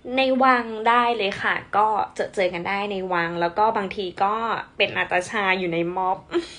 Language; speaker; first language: Thai; non-native, local second language; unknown